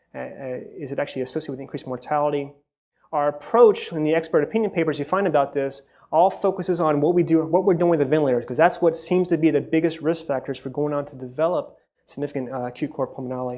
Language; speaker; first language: English; native; English